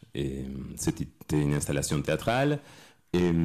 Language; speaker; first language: French; non-native, fluent; Spanish